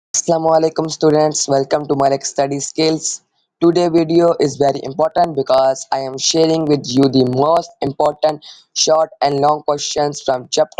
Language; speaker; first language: English; non-native, local second language; Urdu